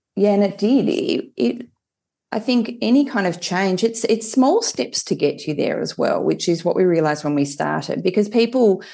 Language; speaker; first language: English; native; English